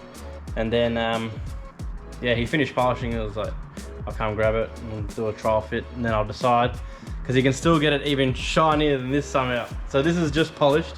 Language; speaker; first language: English; native; English